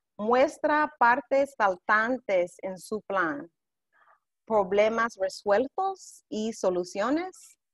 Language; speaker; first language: Spanish; non-native, fluent; English